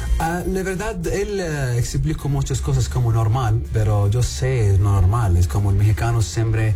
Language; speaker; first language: Spanish; non-native, learner; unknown